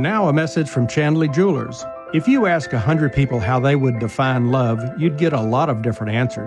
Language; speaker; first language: English; native; English